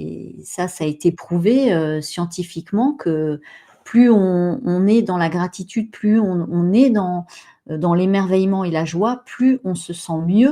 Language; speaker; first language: French; native; French